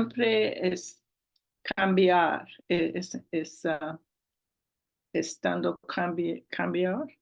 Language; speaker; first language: Spanish; non-native, learner; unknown